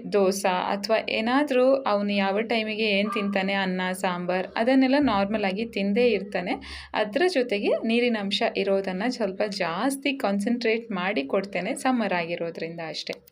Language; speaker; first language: Kannada; non-native, local second language; Tulu